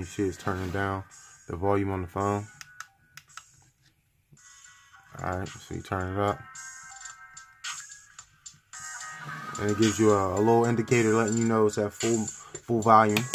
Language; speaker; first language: English; native; English